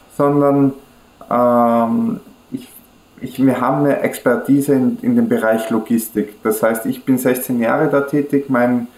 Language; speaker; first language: German; native; German